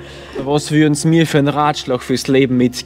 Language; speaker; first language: German; native; German